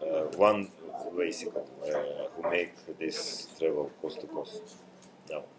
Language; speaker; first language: English; non-native, learner; Russian